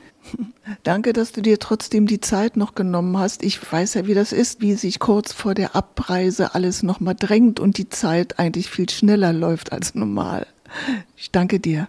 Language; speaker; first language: German; native; German